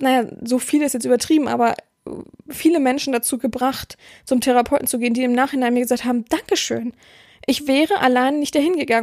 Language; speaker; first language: German; native; German